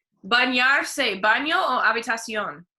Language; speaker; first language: Spanish; non-native, fluent; English